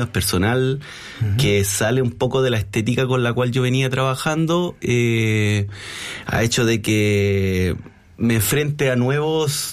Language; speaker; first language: Spanish; native; Spanish